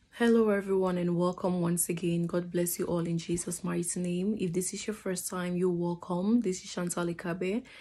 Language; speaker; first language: English; non-native, fluent; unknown